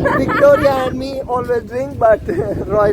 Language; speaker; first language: English; non-native, fluent; Hindi